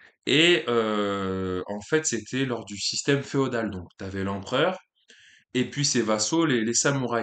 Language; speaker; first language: French; native; French